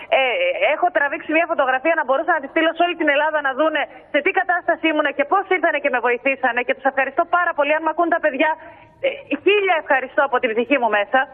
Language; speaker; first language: Greek; native; Greek